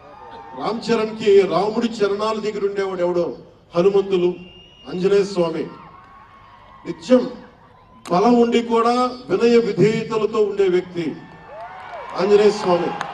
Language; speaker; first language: Telugu; native; Telugu